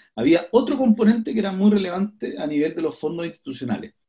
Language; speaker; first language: Spanish; native; Spanish